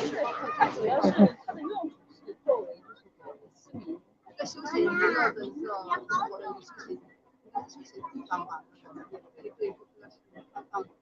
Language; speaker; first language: Chinese; native; Chinese